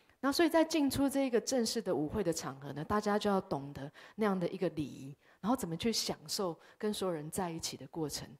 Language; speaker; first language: Chinese; early bilingual, heritage; Chinese